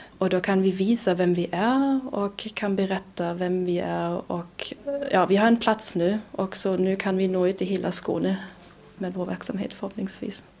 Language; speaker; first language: Swedish; non-native, fluent; German